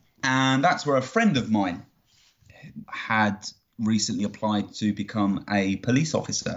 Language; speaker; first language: English; native; English